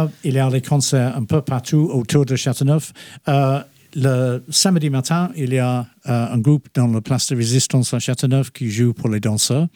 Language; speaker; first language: French; non-native, fluent; English